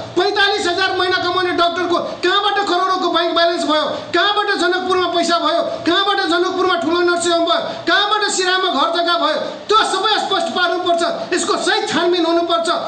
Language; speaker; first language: Nepali; non-native, local second language; Maithili